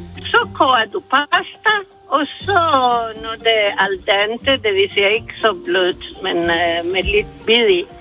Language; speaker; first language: Danish; non-native, fluent; Italian